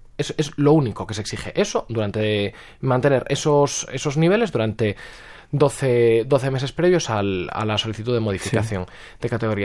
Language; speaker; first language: Spanish; native; Spanish